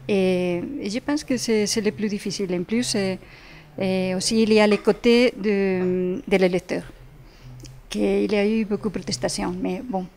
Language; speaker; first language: French; non-native, fluent; Spanish